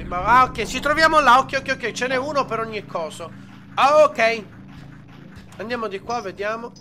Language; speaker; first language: Italian; native; Italian